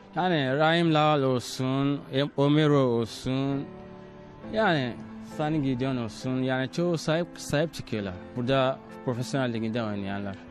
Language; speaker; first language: Turkish; non-native, fluent; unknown